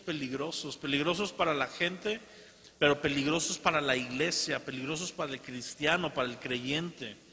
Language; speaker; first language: Spanish; native; Spanish